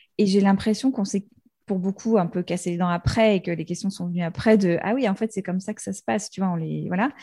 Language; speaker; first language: French; native; French